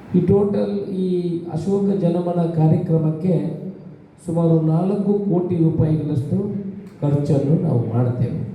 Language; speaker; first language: Kannada; non-native, local second language; Tulu